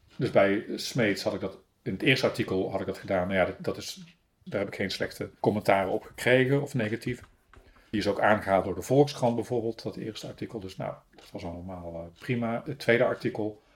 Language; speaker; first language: Dutch; native; Dutch